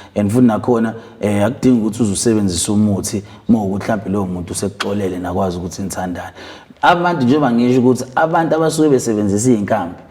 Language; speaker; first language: Zulu; native; Zulu